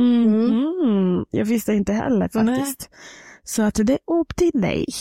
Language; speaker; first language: Swedish; non-native, fluent; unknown